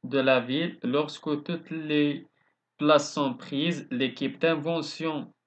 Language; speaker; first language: French; non-native, local second language; Arabic